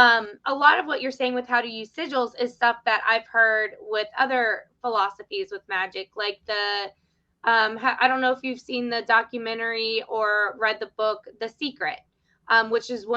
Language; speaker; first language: English; native; English